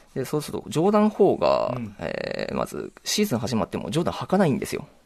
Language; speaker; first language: Japanese; native; Japanese